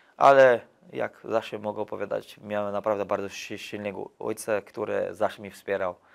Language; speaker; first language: Polish; non-native, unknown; Portuguese